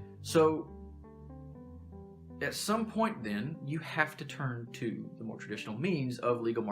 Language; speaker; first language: English; native; English